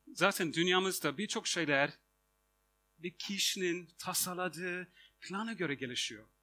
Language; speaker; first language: Turkish; non-native, fluent; English